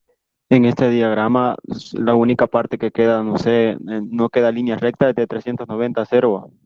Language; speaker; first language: Spanish; native; Spanish